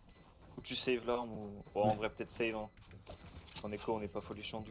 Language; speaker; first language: French; native; French